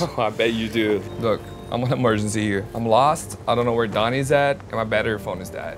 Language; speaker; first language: English; non-native, fluent; Portuguese